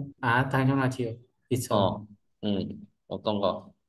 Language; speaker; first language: Korean; non-native, fluent; Vietnamese